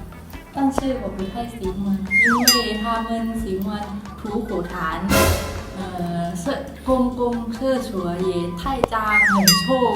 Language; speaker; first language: Chinese; non-native, learner; Lao